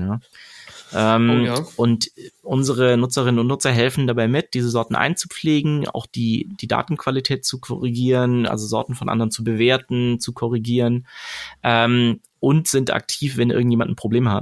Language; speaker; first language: German; native; German